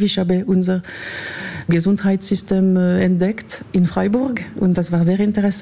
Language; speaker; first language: German; non-native, local second language; French